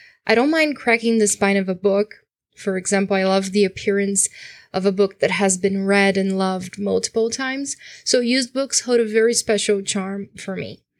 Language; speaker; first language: English; non-native, fluent; Portuguese